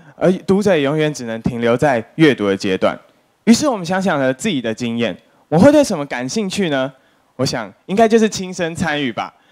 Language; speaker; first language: Chinese; native; Chinese